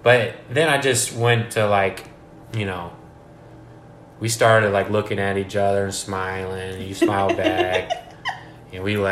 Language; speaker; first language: English; native; English